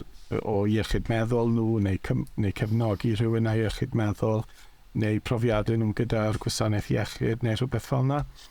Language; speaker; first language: Welsh; native; Welsh